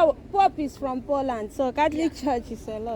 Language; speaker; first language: English; non-native, local second language; Igbo